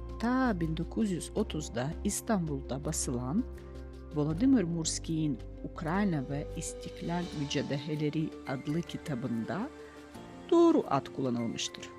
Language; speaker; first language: Turkish; non-native, fluent; Ukrainian